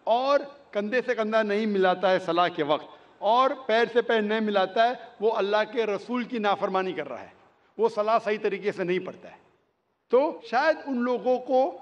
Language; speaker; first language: Hindi; non-native, local second language; Konkani